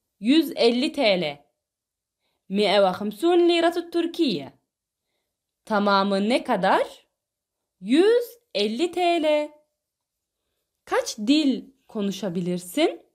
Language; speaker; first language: Turkish; non-native, fluent; Arabic